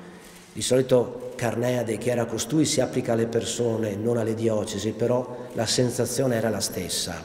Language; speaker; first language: Italian; native; Italian